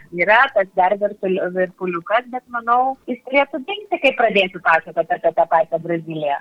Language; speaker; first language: Lithuanian; native; Lithuanian